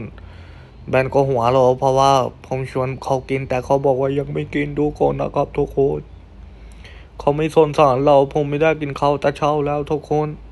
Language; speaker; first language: Thai; non-native, fluent; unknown